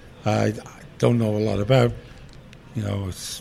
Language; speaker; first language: English; native; English